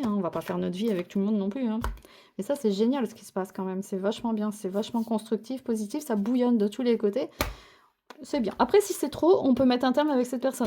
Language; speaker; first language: French; native; French